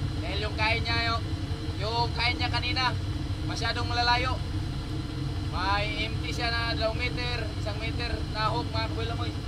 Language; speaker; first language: Filipino; non-native, local second language; Cebuano